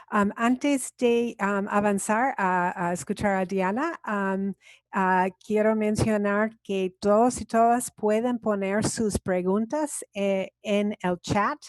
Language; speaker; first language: Spanish; non-native, fluent; English